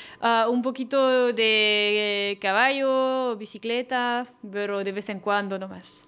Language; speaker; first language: Spanish; non-native, fluent; French